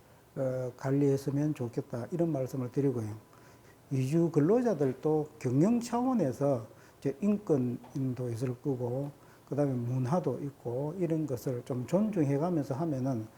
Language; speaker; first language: Korean; native; Korean